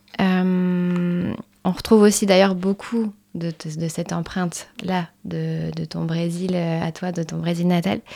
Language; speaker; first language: French; native; French